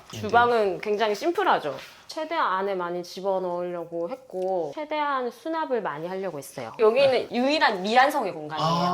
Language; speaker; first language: Korean; native; Korean